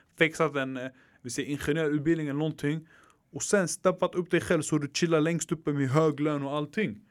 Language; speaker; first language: Swedish; early bilingual, other home language; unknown